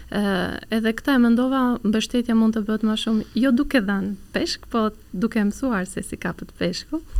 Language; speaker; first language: Albanian; early bilingual, heritage; Albanian